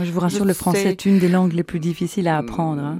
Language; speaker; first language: French; native; French